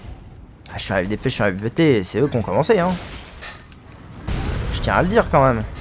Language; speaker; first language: French; native; French